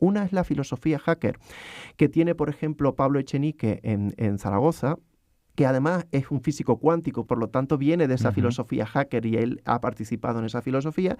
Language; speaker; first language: Spanish; native; Spanish